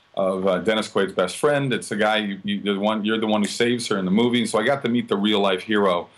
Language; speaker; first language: English; native; English